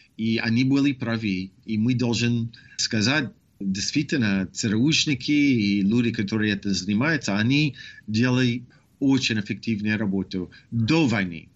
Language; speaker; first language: Russian; non-native, fluent; English